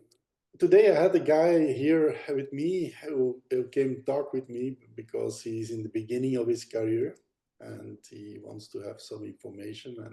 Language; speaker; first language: English; non-native, fluent; Dutch